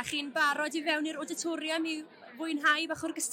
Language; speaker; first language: Welsh; native; Welsh